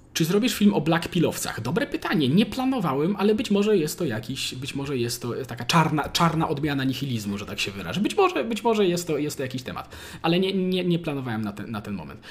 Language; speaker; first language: Polish; native; Polish